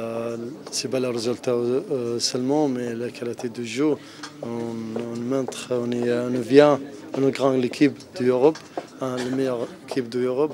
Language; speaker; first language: French; non-native, learner; Arabic